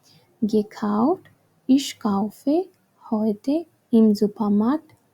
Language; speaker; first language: German; non-native, fluent; Urdu